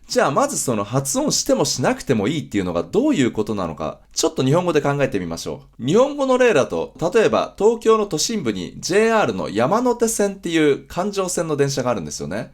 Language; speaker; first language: Japanese; native; Japanese